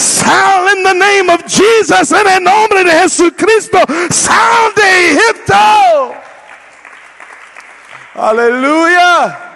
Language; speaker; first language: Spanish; non-native, learner; English